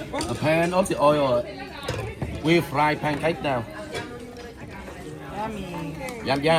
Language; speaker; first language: English; non-native, learner; Vietnamese